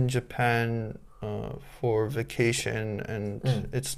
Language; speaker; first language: English; non-native, fluent; Japanese